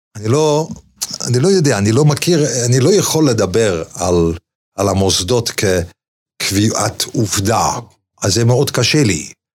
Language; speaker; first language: Hebrew; non-native, fluent; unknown